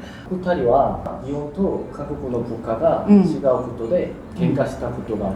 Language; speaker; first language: Japanese; non-native, learner; Korean